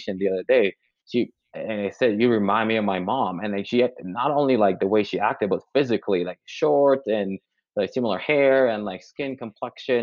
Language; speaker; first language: English; non-native, fluent; Spanish